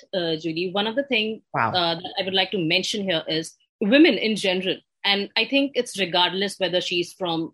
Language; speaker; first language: English; non-native, local second language; Hindi